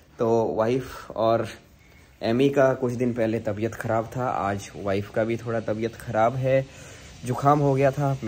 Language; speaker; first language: Hindi; native; Hindi